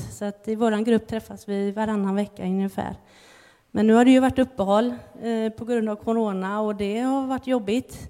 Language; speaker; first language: Swedish; native; Swedish